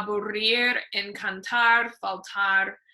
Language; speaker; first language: Spanish; non-native, fluent; English